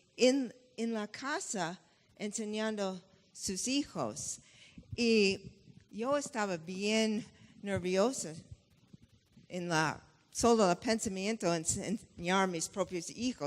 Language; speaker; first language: Spanish; non-native, fluent; English